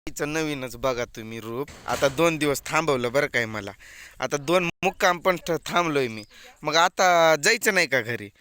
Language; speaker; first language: Marathi; native; Marathi